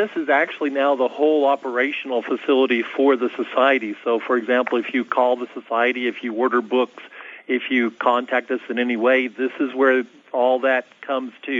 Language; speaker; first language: English; native; English